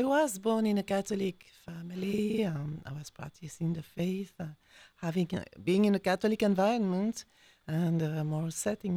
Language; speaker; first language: English; non-native, fluent; French